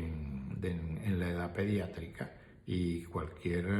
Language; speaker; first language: Spanish; native; Spanish